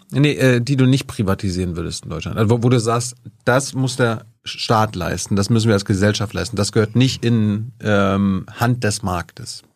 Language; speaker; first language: German; native; German